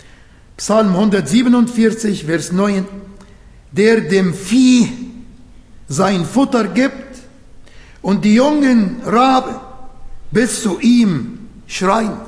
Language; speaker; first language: German; non-native, fluent; Arabic